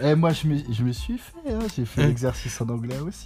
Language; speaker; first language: French; native; French